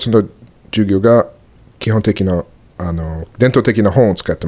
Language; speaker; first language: Japanese; non-native, learner; English